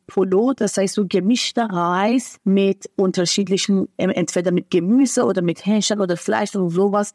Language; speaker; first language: German; non-native, fluent; Persian